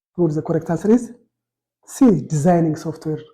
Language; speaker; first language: English; non-native, local second language; Amharic